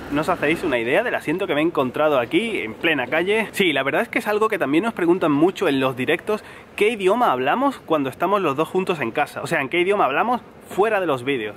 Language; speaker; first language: Spanish; native; Spanish